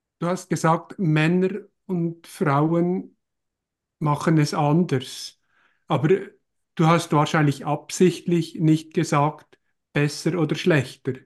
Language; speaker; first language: German; native; German